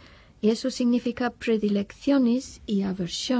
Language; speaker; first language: Spanish; non-native, fluent; English